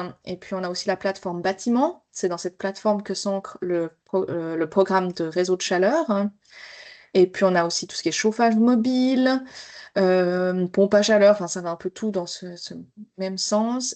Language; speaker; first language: French; native; French